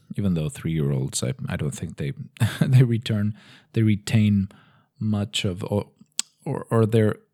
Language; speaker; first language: English; non-native, fluent; Portuguese